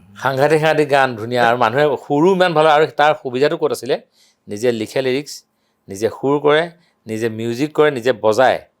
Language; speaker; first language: Assamese; native; Assamese